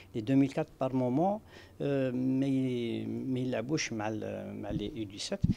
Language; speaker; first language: French; non-native, local second language; Arabic